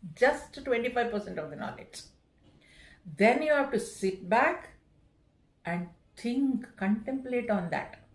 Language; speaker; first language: English; non-native, local second language; Kannada